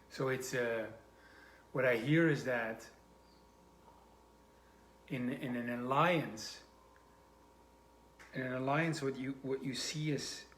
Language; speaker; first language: English; non-native, fluent; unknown